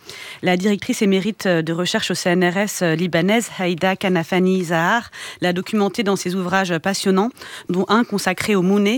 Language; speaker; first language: French; native; French